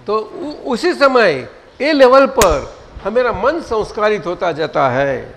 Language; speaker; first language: Hindi; non-native, local second language; Gujarati